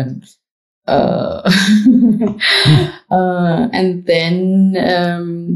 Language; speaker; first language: English; non-native, local second language; Marathi